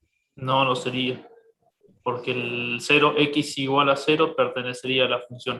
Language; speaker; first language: Spanish; native; Spanish